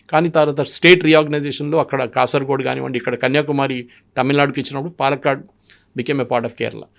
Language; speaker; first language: Telugu; non-native, local second language; Malayalam